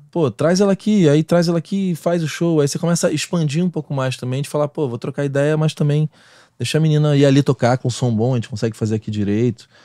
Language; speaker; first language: Portuguese; native; Portuguese